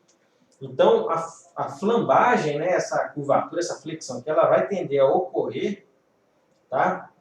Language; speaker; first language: Portuguese; native; Portuguese